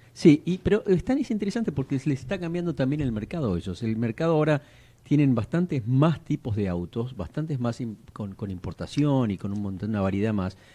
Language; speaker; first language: Spanish; native; Spanish